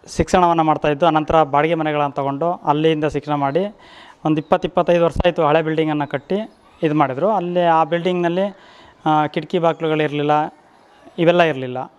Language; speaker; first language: Kannada; native; Kannada